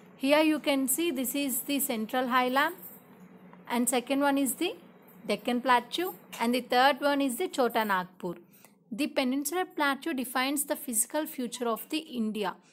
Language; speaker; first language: English; non-native, local second language; Telugu